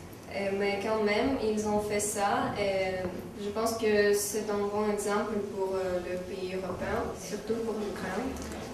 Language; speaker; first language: French; non-native, fluent; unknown